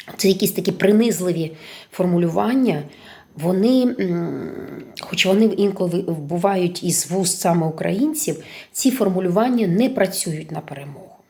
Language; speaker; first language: Ukrainian; non-native, local second language; Russian